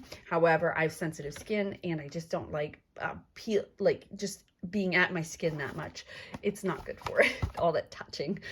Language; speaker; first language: English; native; English